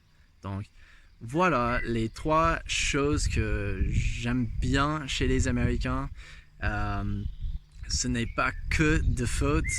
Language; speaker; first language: French; non-native, fluent; English